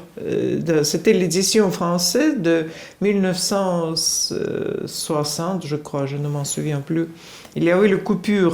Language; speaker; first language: French; non-native, fluent; Russian